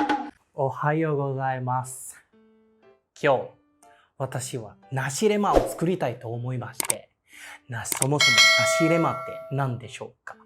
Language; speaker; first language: Japanese; non-native, fluent; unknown